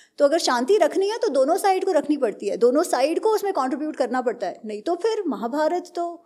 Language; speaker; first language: Hindi; non-native, local second language; Gujarati